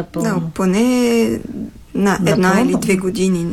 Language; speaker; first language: Bulgarian; non-native, fluent; French